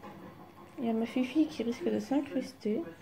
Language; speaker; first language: French; native; French